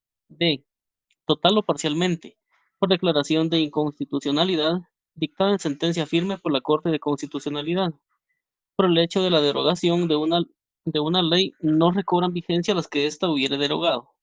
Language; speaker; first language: Spanish; native; Spanish